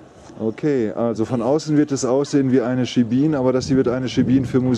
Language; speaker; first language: German; native; German